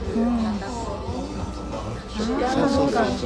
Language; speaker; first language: Japanese; non-native, fluent; Chinese